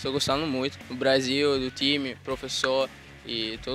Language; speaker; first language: Portuguese; non-native, learner; Italian